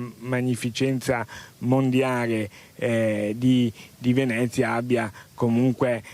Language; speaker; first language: Italian; native; Italian